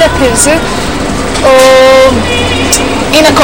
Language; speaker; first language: Icelandic; non-native, learner; Japanese